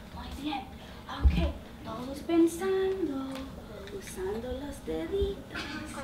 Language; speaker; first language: Spanish; early bilingual, heritage; Spanish